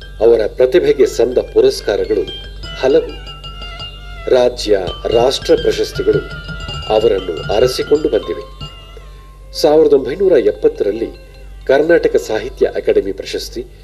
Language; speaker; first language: Kannada; native; Kannada